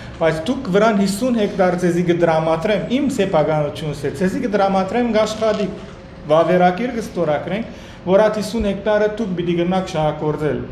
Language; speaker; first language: Armenian; early bilingual, heritage; Armenian